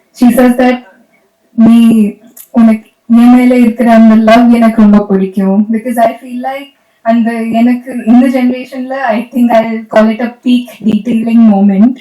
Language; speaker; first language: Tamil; non-native, learner; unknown